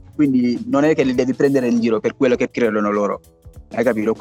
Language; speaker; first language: Italian; non-native, fluent; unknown